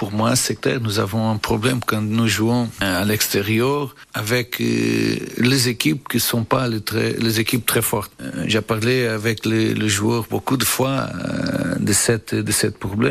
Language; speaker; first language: French; non-native, learner; Portuguese